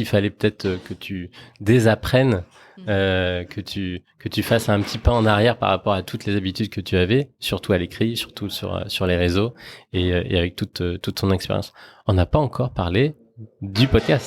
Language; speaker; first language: French; native; French